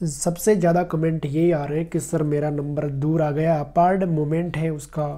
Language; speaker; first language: Hindi; native; Hindi